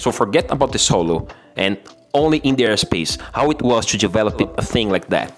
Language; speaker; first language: English; non-native, fluent; Portuguese